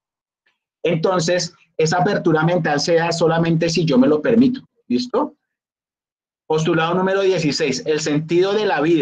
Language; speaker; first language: Spanish; native; Spanish